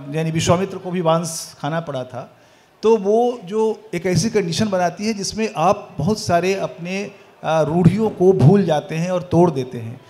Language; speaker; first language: Hindi; native; Hindi